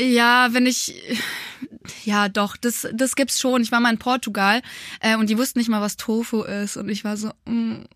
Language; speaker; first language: German; early bilingual, other home language; Polish